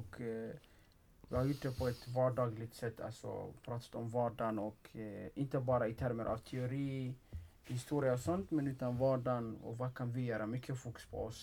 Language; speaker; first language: Swedish; non-native, fluent; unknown